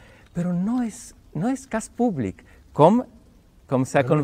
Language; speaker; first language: Catalan; non-native, fluent; Polish